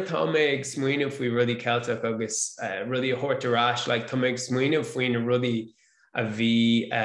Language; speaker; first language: Irish; non-native, local second language; English